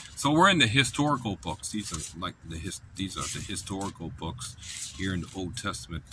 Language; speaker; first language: English; native; English